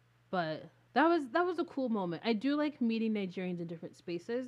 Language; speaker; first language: English; native; English